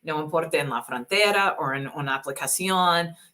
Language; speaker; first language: Spanish; non-native, learner; English